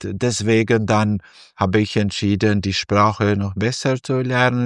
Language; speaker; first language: German; non-native, fluent; Albanian